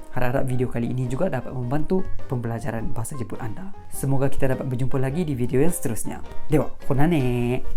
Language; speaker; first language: Malay; native; Malay